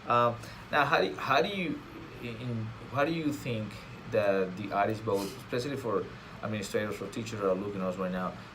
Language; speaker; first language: English; non-native, fluent; Spanish